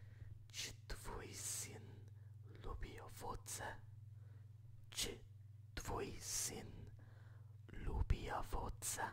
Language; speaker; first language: Polish; non-native, learner; English